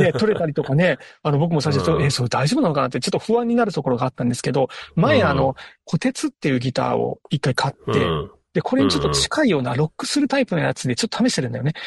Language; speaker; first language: Japanese; native; Japanese